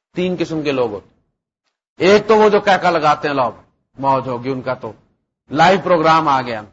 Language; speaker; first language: Urdu; non-native, local second language; Punjabi